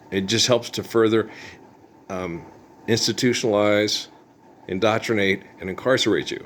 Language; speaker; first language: English; native; English